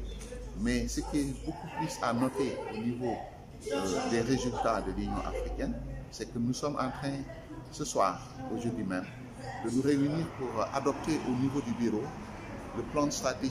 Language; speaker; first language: French; non-native, local second language; Wolof